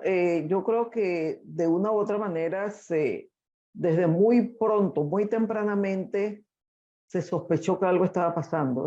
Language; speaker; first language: Spanish; native; Spanish